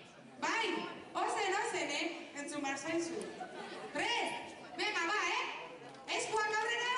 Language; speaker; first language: Basque; non-native, local second language; Spanish